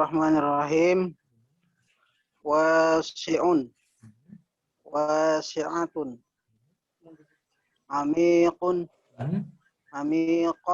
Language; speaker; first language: Arabic; non-native, learner; Indonesian